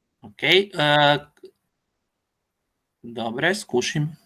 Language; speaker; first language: Slovak; non-native, learner; Croatian